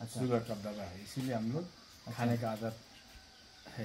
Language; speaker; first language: Hindi; non-native, local second language; Nepali